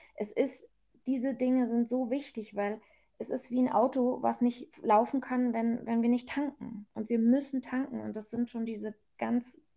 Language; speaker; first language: German; early bilingual, other home language; Persian